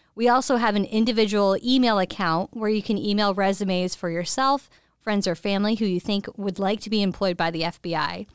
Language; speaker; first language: English; native; English